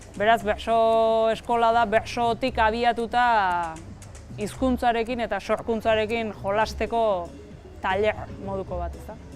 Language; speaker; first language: Basque; native; Basque